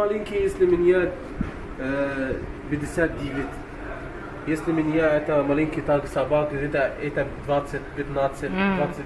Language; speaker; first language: Russian; non-native, learner; Arabic